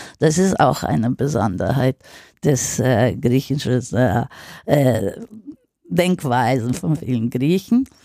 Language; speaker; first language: German; non-native, fluent; Greek